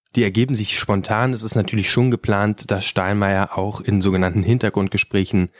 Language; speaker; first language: German; native; German